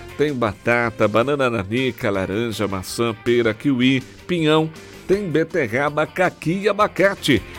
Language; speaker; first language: Portuguese; native; Portuguese